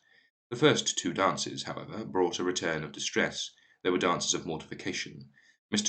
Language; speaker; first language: English; native; English